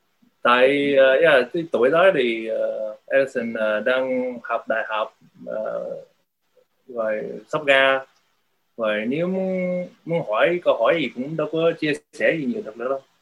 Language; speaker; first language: Vietnamese; early bilingual, heritage; Vietnamese